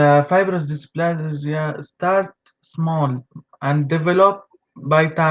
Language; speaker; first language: English; non-native, learner; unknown